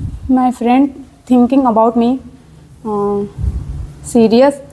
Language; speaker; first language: English; non-native, learner; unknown